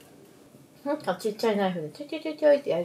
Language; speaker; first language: Japanese; native; Japanese